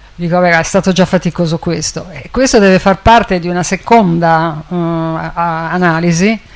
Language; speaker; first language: Italian; native; Italian